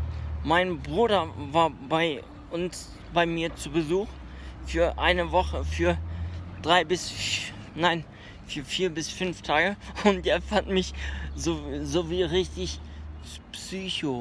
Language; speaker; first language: German; early bilingual, other home language; Turkish